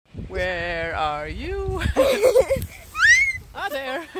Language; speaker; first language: English; non-native, fluent; Dutch